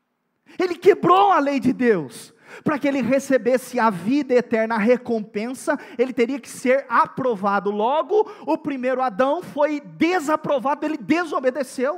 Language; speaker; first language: Portuguese; native; Portuguese